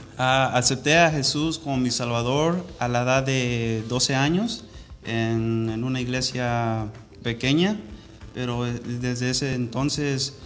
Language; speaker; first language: Spanish; early bilingual, heritage; Spanish